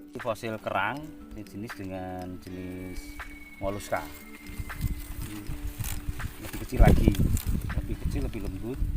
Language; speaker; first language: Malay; non-native, local second language; Javanese